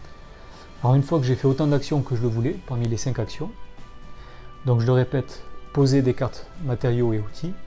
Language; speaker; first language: French; native; French